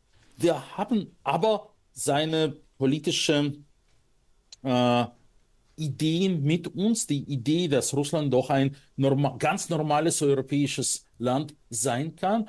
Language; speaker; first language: German; non-native, fluent; Russian